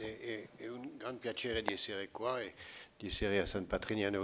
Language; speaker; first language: Italian; non-native, fluent; French